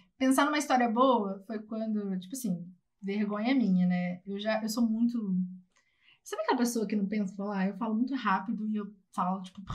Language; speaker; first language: Portuguese; native; Portuguese